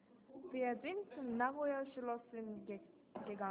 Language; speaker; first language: German; non-native, learner; Japanese